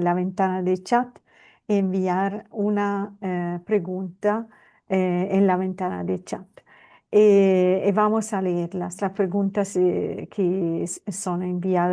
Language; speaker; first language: Spanish; non-native, fluent; Italian